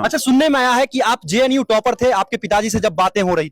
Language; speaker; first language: Hindi; native; Hindi